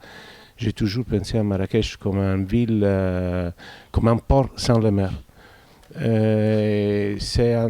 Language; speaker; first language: French; non-native, fluent; Italian